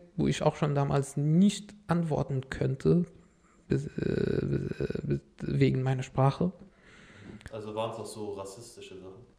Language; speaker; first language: German; non-native, fluent; Arabic